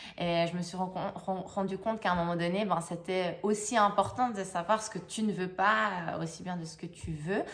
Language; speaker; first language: French; native; French